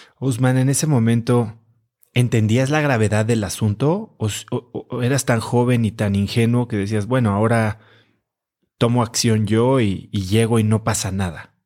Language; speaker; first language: Spanish; native; Spanish